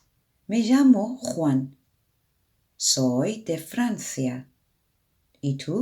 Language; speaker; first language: Spanish; non-native, learner; Persian